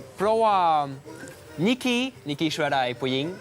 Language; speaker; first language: Thai; non-native, learner; French